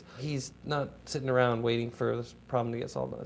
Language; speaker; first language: English; native; English